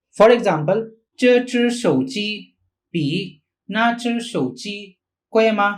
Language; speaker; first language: Chinese; non-native, fluent; Hindi